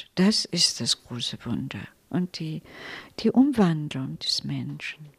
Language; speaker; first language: German; non-native, fluent; Italian